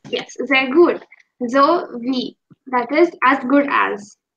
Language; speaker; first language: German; non-native, fluent; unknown